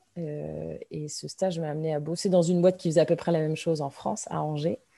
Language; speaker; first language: French; native; French